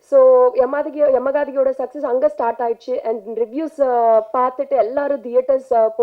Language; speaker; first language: Tamil; non-native, learner; Telugu